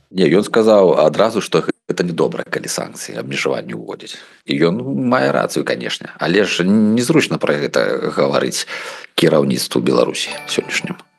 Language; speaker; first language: Belarusian; non-native, local second language; Russian